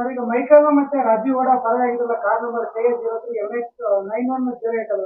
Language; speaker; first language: Kannada; native; Kannada